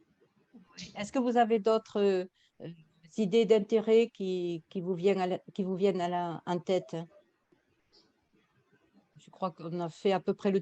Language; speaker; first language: French; native; French